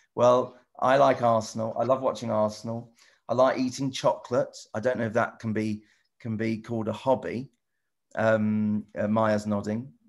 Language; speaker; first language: English; native; English